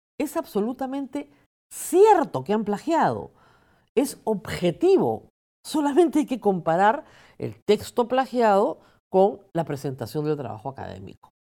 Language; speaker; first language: Spanish; native; Spanish